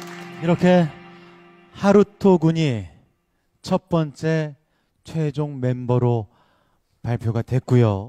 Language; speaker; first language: Korean; native; Korean